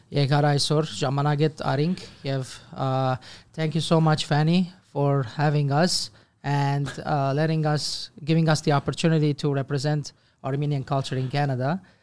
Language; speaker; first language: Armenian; early bilingual, heritage; Armenian